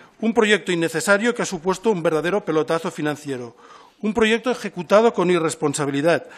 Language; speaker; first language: Spanish; non-native, local second language; Catalan